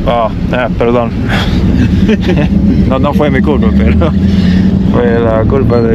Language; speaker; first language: Spanish; non-native, fluent; English